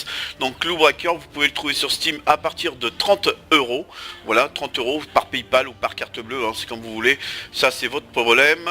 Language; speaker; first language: French; native; French